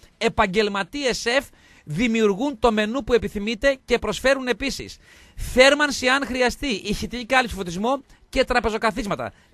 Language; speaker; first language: Greek; native; Greek